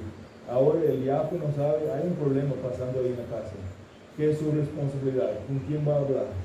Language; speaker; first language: Spanish; non-native, fluent; English